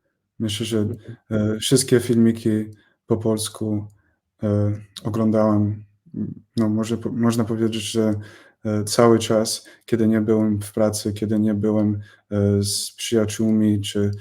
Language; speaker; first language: Polish; non-native, fluent; English